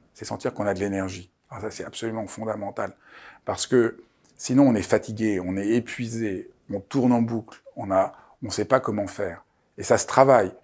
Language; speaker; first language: French; native; French